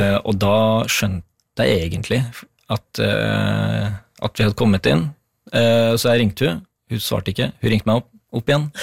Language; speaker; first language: Norwegian; early bilingual, other home language; Kurdish